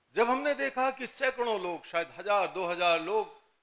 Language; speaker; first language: Hindi; native; Hindi